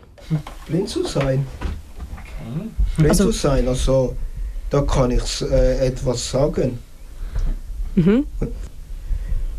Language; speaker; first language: German; early bilingual, other home language; Italian